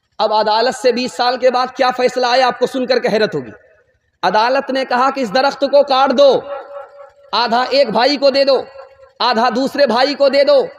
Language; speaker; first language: Urdu; non-native, local second language; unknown